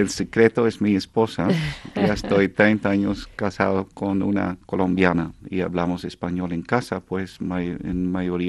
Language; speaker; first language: Spanish; non-native, fluent; Dutch